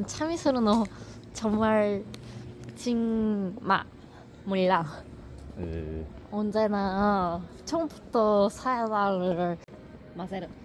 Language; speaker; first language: Korean; non-native, learner; Japanese